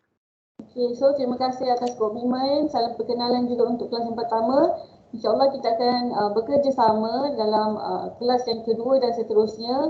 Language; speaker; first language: Malay; native; Malay